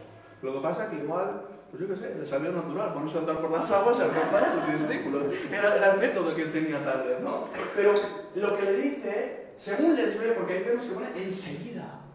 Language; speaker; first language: Spanish; native; Spanish